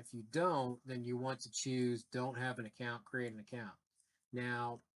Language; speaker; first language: English; native; English